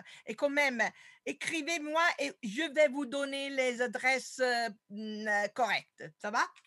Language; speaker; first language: French; non-native, fluent; Italian